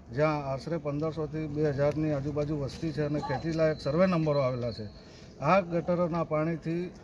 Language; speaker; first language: Gujarati; native; Gujarati